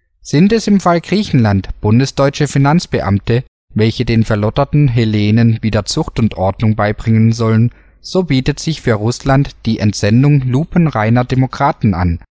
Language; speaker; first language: German; native; German